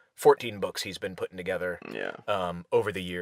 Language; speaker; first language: English; native; English